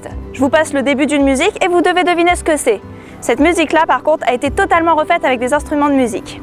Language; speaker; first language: French; native; French